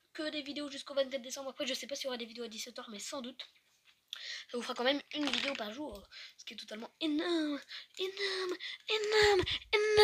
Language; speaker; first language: French; native; French